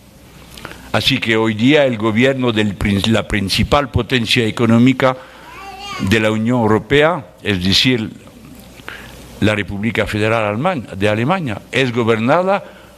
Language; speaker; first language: Spanish; non-native, fluent; French